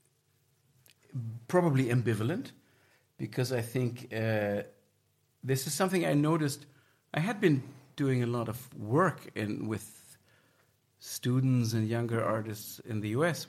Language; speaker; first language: English; non-native, fluent; German